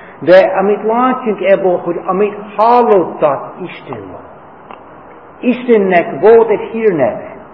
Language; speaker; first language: Hungarian; non-native, fluent; English